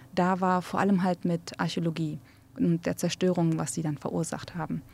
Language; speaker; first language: German; early bilingual, other home language; Central Kurdish